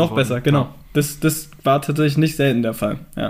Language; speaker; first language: German; native; German